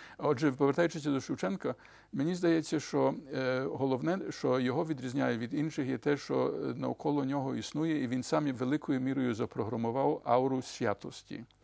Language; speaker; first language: Ukrainian; early bilingual, heritage; Ukrainian